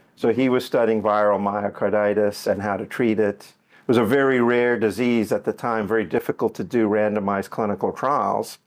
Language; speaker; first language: English; native; English